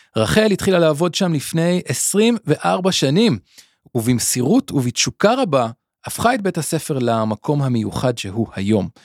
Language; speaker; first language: Hebrew; native; Hebrew